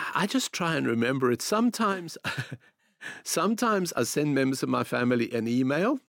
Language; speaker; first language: English; native; English